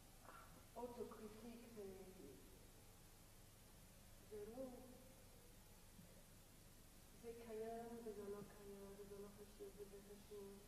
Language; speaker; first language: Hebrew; non-native, learner; English